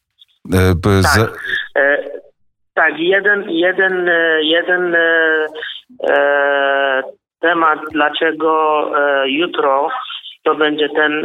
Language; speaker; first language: Polish; non-native, learner; Kurdish